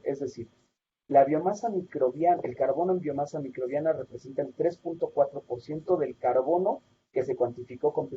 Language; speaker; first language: Spanish; native; Spanish